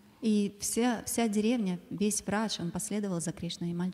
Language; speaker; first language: Russian; native; Russian